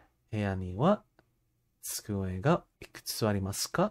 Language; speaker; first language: Japanese; non-native, learner; English